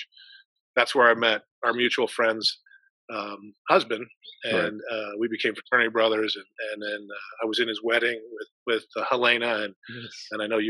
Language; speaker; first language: English; native; English